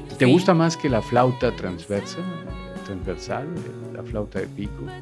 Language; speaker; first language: Spanish; native; Spanish